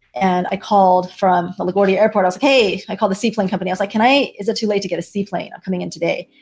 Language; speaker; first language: English; early bilingual, other home language; Chinese